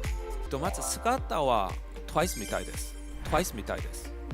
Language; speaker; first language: Japanese; non-native, learner; Korean